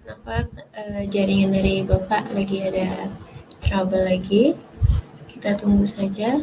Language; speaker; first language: Indonesian; native; Indonesian